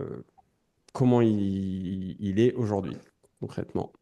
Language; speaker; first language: French; native; French